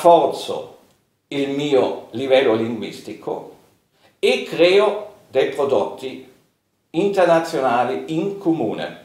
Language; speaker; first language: Italian; non-native, fluent; German